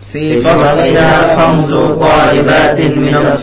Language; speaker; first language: Arabic; non-native, learner; Indonesian